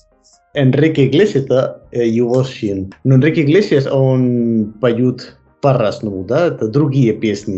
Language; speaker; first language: Russian; non-native, learner; Spanish